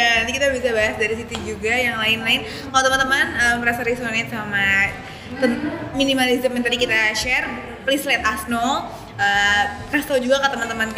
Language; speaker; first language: Indonesian; native; Indonesian